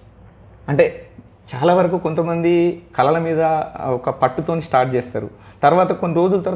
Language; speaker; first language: Telugu; native; Telugu